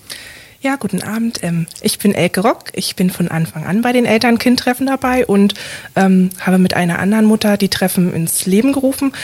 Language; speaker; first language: German; native; German